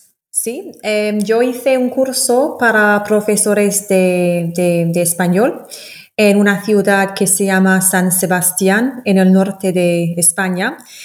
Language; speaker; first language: Spanish; non-native, fluent; English